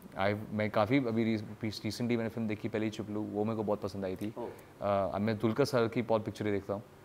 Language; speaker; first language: Hindi; native; Hindi